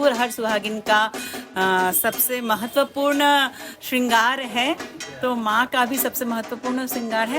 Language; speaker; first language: Hindi; non-native, local second language; Bangla